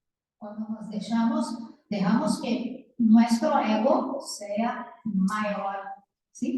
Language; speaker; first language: Spanish; non-native, learner; Portuguese